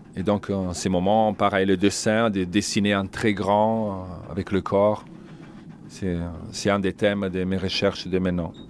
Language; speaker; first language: French; non-native, fluent; Italian